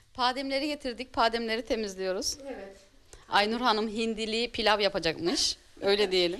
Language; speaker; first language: Turkish; native; Turkish